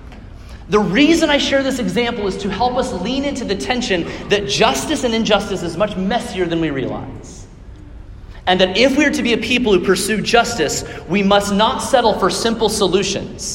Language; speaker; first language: English; native; English